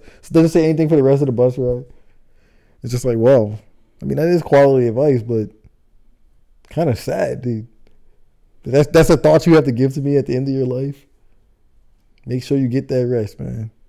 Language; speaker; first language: English; native; English